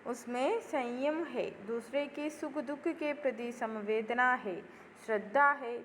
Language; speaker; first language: Hindi; non-native, local second language; Malayalam